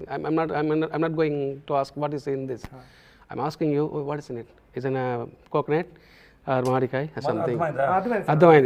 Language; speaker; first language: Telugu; non-native, learner; Tamil